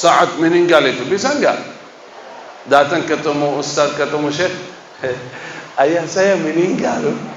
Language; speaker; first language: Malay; non-native, fluent; Arabic